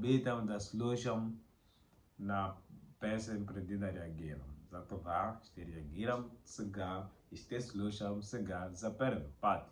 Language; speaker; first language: Bulgarian; non-native, learner; Portuguese